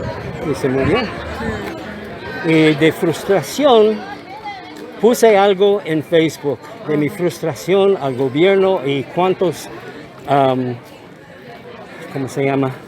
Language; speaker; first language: Spanish; non-native, learner; English